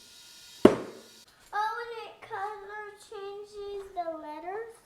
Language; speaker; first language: English; native; English